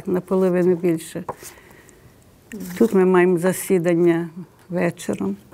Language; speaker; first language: Ukrainian; early bilingual, heritage; Ukrainian